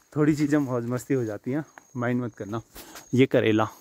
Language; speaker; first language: Hindi; native; Hindi